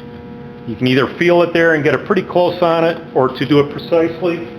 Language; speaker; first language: English; native; English